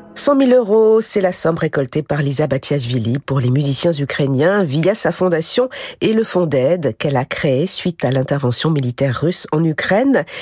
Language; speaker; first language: French; native; French